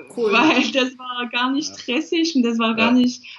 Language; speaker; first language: German; non-native, fluent; French